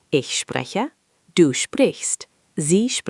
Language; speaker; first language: German; non-native, fluent; English